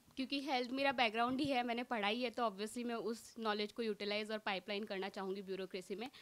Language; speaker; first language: Hindi; native; Hindi